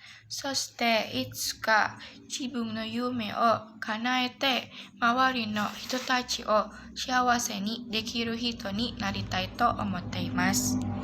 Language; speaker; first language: Japanese; non-native, learner; Indonesian